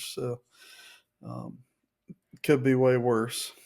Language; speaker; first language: English; native; English